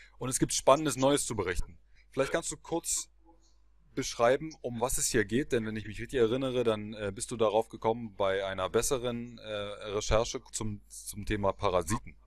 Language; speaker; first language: German; native; German